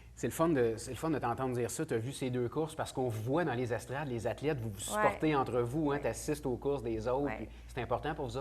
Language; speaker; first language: French; native; French